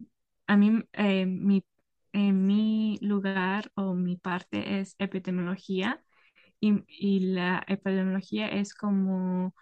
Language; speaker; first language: Spanish; early bilingual, heritage; Spanish